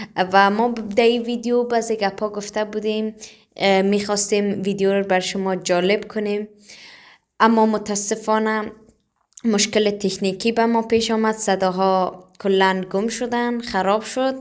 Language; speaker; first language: Persian; early bilingual, heritage; Persian